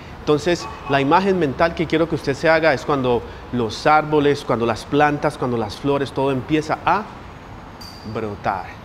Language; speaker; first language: Spanish; native; Spanish